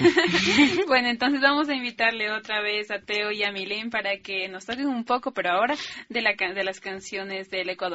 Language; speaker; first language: Spanish; native; Spanish